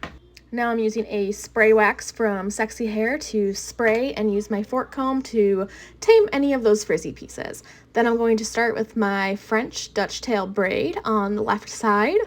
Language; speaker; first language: English; native; English